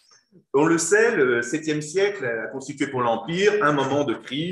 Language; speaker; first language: French; native; French